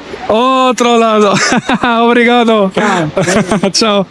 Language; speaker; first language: Portuguese; non-native, learner; Arabic